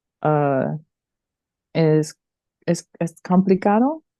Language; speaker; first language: Spanish; non-native, learner; English